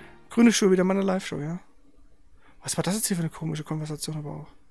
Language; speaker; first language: German; native; German